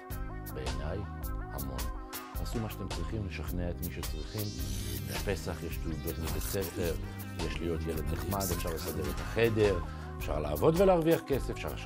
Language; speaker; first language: Hebrew; native; Hebrew